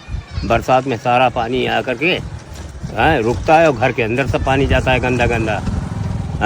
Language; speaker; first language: Hindi; native; Hindi